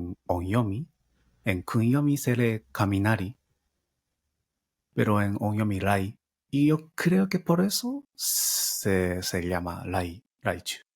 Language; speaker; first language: Spanish; non-native, fluent; Japanese